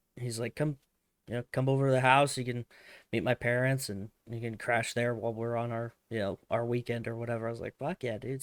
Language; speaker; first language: English; native; English